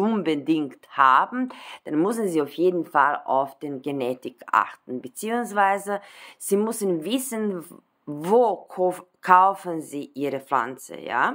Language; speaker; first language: German; non-native, fluent; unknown